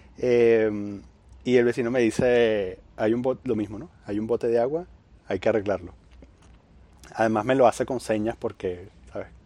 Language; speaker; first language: Spanish; native; Spanish